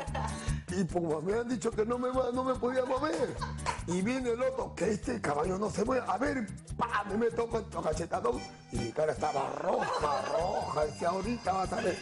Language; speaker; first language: Spanish; native; Spanish